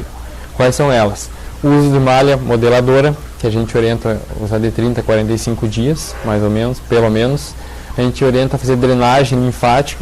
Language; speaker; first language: Portuguese; native; Portuguese